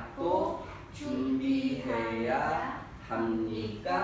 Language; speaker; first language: Korean; non-native, learner; Vietnamese